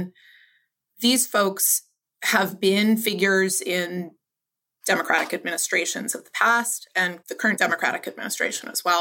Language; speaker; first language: English; native; English